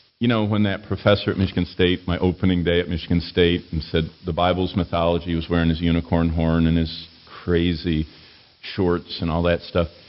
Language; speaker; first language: English; native; English